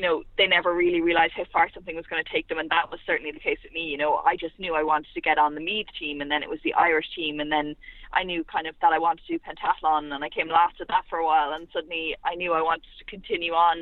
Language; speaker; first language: English; native; English